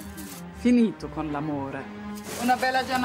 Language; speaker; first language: Italian; non-native, learner; German